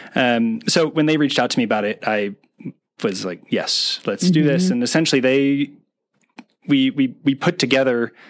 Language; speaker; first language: English; native; English